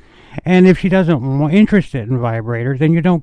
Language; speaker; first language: English; native; English